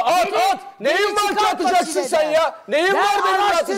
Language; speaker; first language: Turkish; native; Turkish